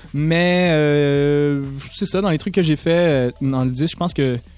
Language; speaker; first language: French; native; French